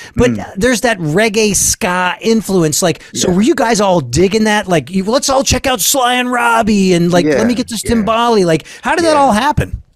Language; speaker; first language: English; native; English